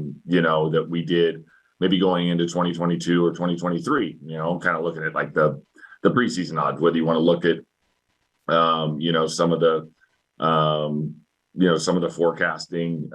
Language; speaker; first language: English; native; English